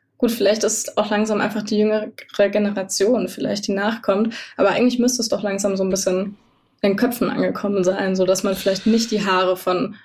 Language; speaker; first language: German; native; German